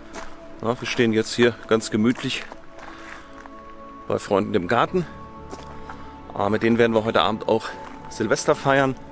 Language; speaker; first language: German; native; German